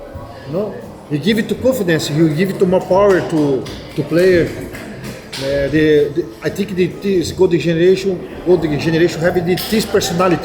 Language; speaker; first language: English; non-native, learner; Portuguese